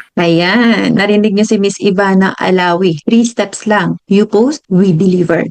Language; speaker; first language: Filipino; non-native, local second language; Hiligaynon